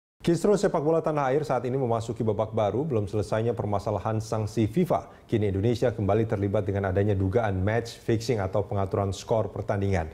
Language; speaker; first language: Indonesian; native; Indonesian